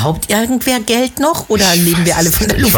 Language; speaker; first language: German; native; German